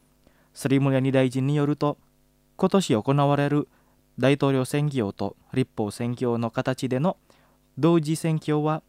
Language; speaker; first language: Japanese; non-native, fluent; Indonesian